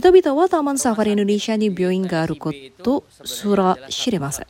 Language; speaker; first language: Japanese; non-native, fluent; Indonesian